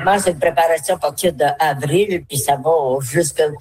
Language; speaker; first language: French; native; French